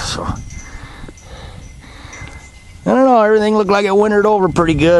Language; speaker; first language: English; native; English